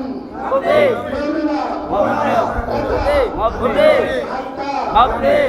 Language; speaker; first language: Arabic; non-native, learner; Bangla